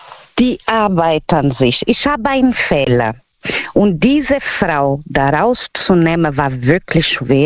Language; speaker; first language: German; non-native, learner; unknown